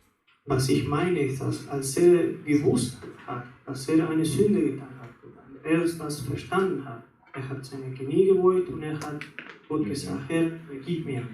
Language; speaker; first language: German; non-native, fluent; Spanish